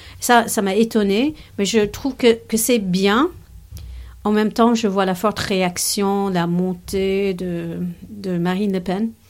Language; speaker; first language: French; non-native, fluent; English